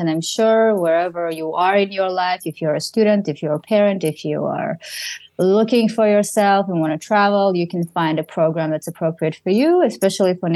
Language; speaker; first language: English; non-native, fluent; Russian